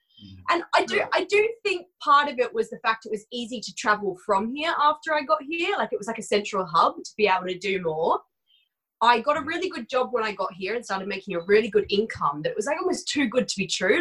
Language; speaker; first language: English; native; English